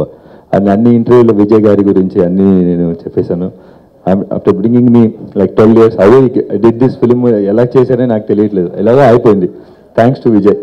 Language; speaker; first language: Telugu; non-native, fluent; Tamil